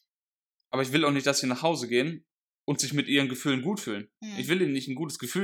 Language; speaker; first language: German; native; German